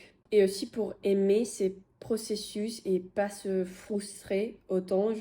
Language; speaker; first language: French; non-native, fluent; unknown